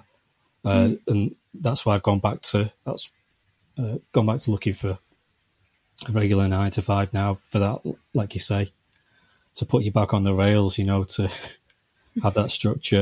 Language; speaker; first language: English; native; English